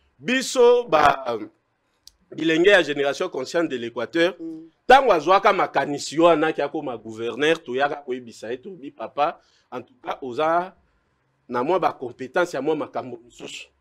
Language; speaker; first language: Lingala; native; Lingala